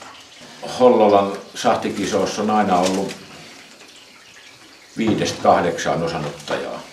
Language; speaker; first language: Finnish; native; Finnish